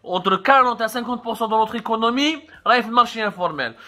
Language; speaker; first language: French; non-native, local second language; Arabic